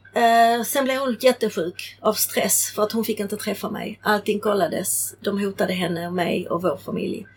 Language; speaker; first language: Swedish; early bilingual, other home language; Czech